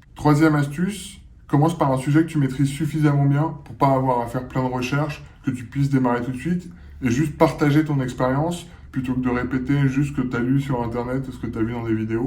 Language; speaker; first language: French; native; French